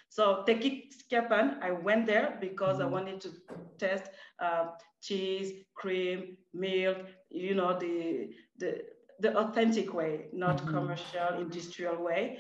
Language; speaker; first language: English; non-native, fluent; French